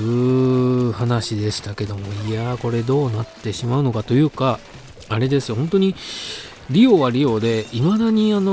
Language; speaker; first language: Japanese; native; Japanese